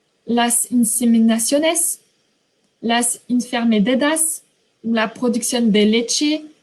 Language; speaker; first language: Spanish; non-native, fluent; French